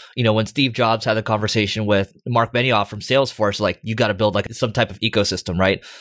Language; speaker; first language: English; native; English